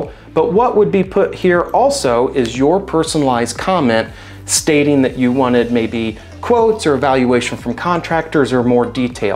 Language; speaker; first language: English; native; English